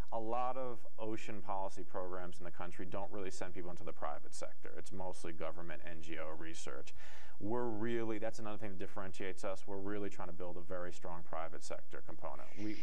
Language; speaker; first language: English; native; English